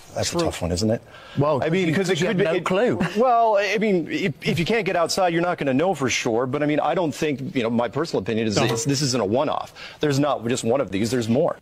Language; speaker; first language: English; native; English